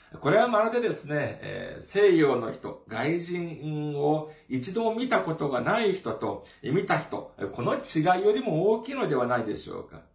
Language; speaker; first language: Japanese; non-native, fluent; Korean